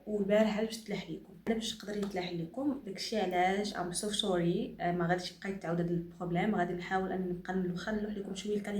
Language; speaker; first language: Arabic; native; Arabic